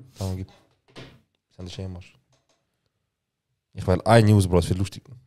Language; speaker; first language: German; native; German